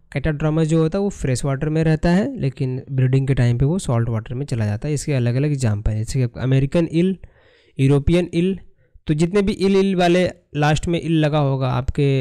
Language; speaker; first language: Hindi; native; Hindi